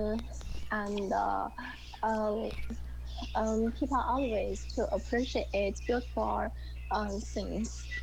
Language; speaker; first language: English; non-native, learner; Chinese